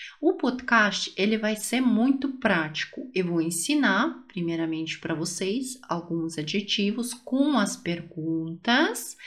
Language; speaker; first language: Portuguese; non-native, fluent; Russian